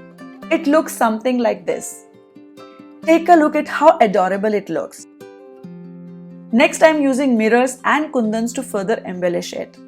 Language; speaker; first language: English; non-native, local second language; Hindi